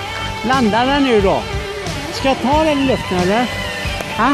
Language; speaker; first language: Swedish; native; Swedish